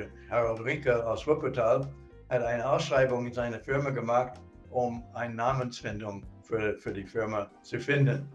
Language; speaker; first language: German; non-native, fluent; English